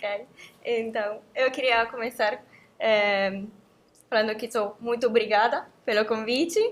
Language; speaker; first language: Portuguese; non-native, fluent; Italian